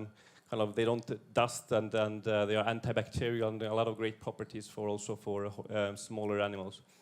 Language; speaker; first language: English; non-native, fluent; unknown